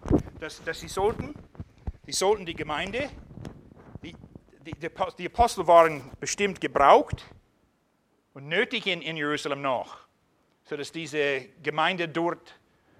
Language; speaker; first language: German; non-native, fluent; English